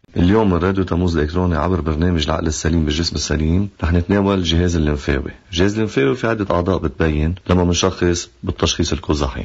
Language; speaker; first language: Arabic; native; Arabic